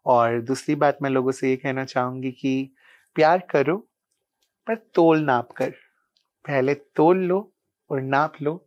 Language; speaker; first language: Hindi; non-native, local second language; Punjabi